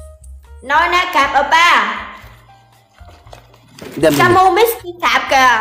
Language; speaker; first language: Indonesian; non-native, learner; Vietnamese